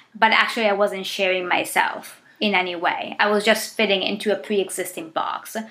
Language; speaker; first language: English; non-native, fluent; Italian